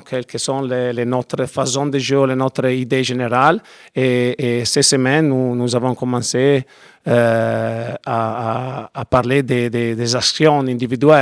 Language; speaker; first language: French; non-native, learner; Italian